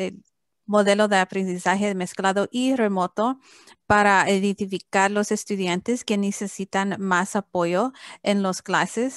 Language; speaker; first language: Spanish; early bilingual, heritage; English